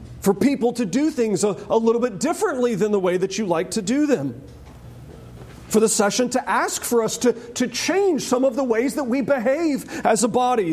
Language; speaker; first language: English; native; English